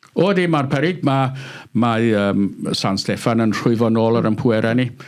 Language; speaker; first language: Welsh; native; Welsh